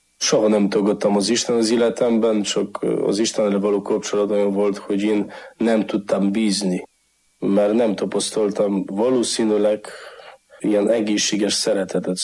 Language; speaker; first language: Hungarian; non-native, fluent; Polish